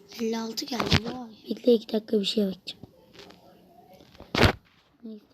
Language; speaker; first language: Turkish; native; Turkish